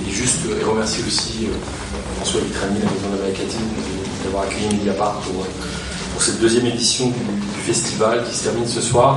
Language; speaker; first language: French; native; French